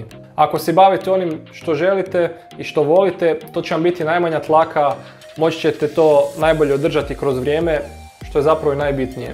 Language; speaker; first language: Croatian; native; Croatian